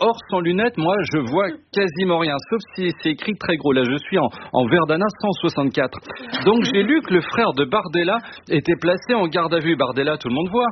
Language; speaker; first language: French; native; French